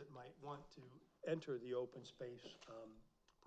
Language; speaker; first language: English; native; English